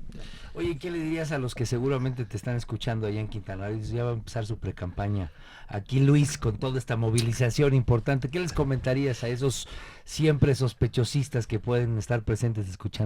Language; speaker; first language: Spanish; native; Spanish